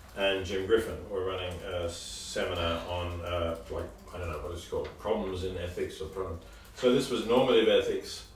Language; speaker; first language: English; native; English